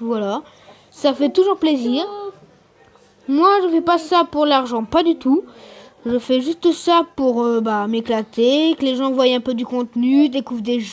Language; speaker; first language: French; native; French